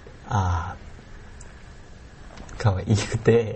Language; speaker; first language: Japanese; non-native, learner; Thai